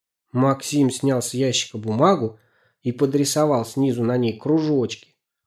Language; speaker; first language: Russian; native; Russian